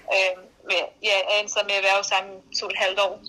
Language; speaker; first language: Danish; native; Danish